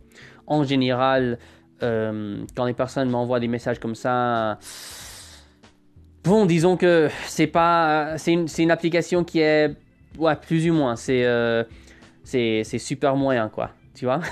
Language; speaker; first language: French; non-native, fluent; English